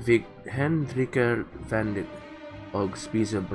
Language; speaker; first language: Danish; non-native, learner; English